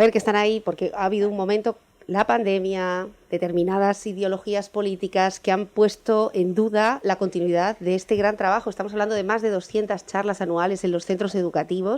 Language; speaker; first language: Spanish; native; Spanish